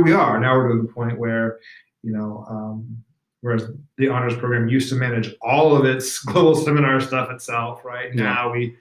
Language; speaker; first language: English; native; English